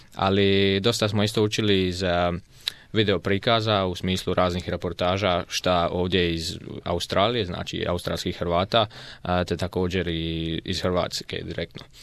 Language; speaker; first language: Croatian; native; Croatian